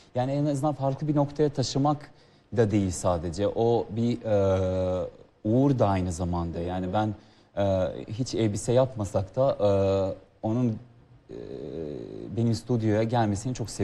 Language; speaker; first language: Turkish; non-native, fluent; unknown